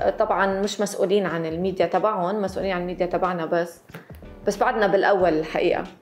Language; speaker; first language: Arabic; native; Arabic